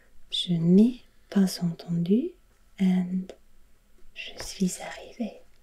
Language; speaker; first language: English; non-native, fluent; German